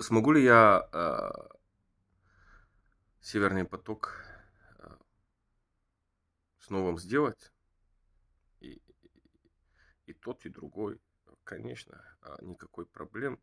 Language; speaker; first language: Russian; non-native, learner; Bulgarian